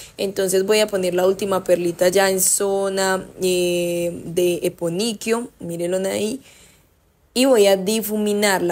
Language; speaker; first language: Spanish; native; Spanish